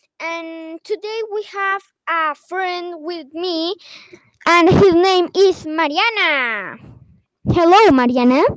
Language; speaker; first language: English; non-native, learner; Spanish